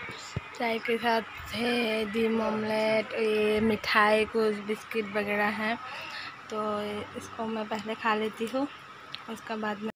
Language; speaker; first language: Hindi; non-native, local second language; Assamese